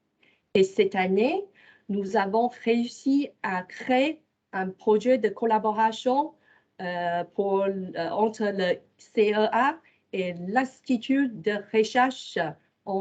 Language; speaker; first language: French; non-native, fluent; Chinese